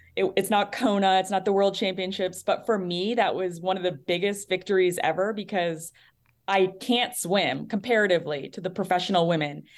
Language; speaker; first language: English; native; English